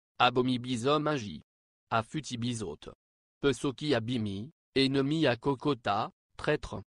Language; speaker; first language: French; non-native, local second language; Lingala